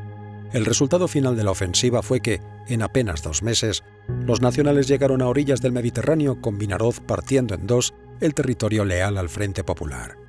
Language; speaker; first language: Spanish; native; Spanish